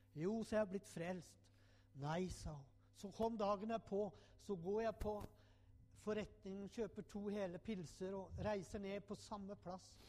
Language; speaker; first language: Norwegian; native; Norwegian